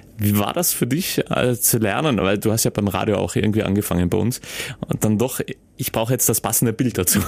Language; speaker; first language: German; native; German